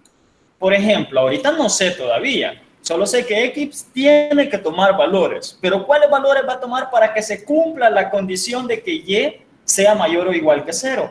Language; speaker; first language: Spanish; native; Spanish